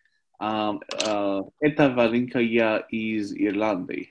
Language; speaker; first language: Russian; non-native, learner; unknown